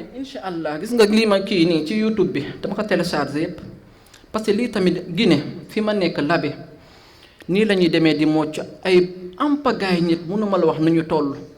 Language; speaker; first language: Wolof; non-native, fluent; Fula